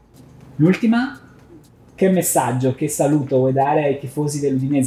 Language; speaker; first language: Italian; native; Italian